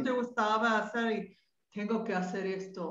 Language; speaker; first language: Spanish; non-native, fluent; English